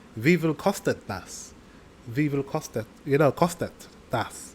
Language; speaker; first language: German; non-native, learner; English